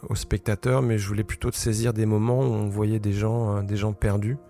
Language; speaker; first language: French; native; French